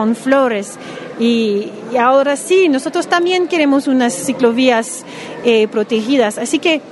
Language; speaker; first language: Spanish; non-native, fluent; English